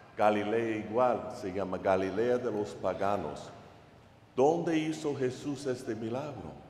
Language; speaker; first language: Spanish; non-native, fluent; English